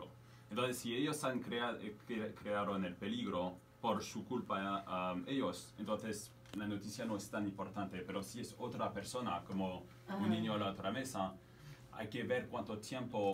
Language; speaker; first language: Spanish; non-native, fluent; French